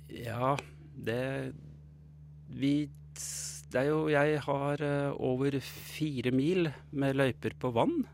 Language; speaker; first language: Norwegian; native; Norwegian